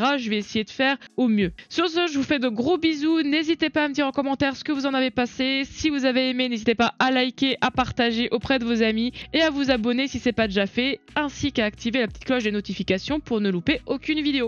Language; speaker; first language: French; native; French